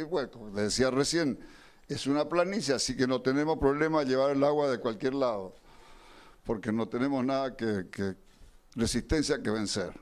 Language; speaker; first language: Spanish; native; Spanish